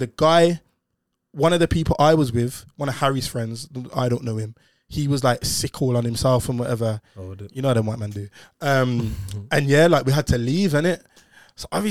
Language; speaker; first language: English; native; English